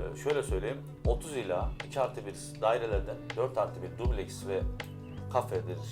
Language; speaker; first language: Turkish; native; Turkish